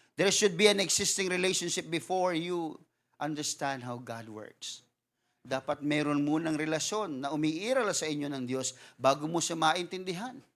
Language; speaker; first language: Filipino; non-native, local second language; Cebuano